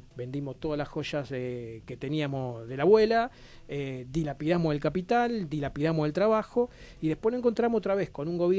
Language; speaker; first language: Spanish; native; Spanish